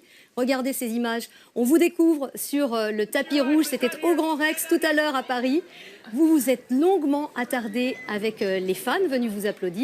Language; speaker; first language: French; native; French